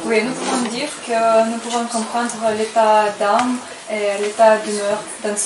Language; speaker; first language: French; non-native, learner; Ukrainian